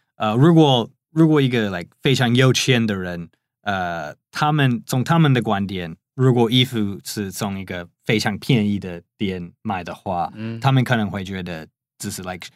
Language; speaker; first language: Chinese; non-native, fluent; English